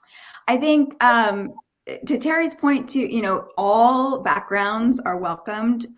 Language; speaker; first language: English; native; English